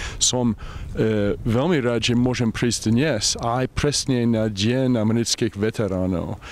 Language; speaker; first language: Slovak; non-native, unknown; English